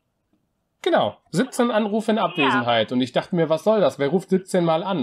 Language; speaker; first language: German; native; German